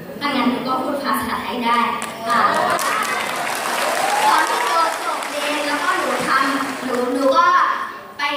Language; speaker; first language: Thai; non-native, fluent; Burmese